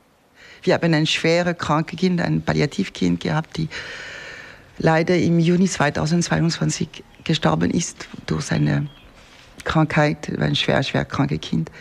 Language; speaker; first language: German; non-native, fluent; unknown